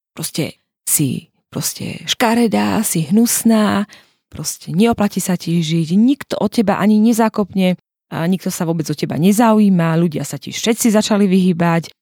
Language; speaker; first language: Slovak; native; Slovak